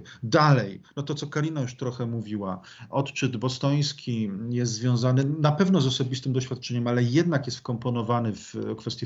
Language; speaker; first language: Polish; native; Polish